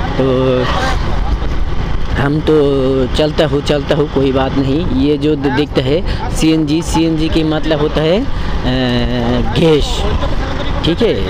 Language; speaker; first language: Hindi; non-native, learner; Bangla